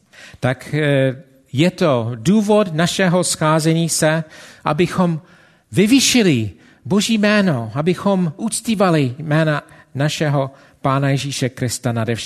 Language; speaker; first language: Czech; non-native, fluent; English